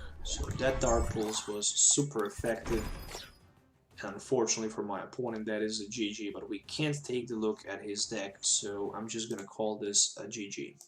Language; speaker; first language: English; non-native, fluent; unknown